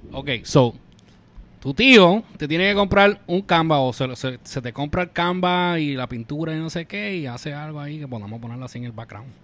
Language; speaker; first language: Spanish; native; Spanish